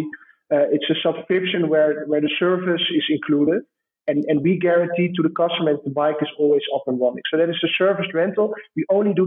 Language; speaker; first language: English; non-native, fluent; Dutch